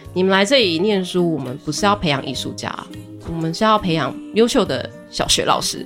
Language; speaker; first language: Chinese; native; Chinese